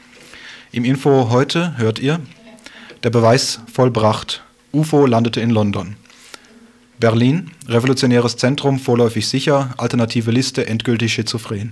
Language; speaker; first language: German; native; German